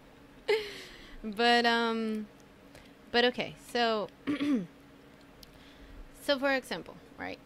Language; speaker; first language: English; non-native, fluent; Spanish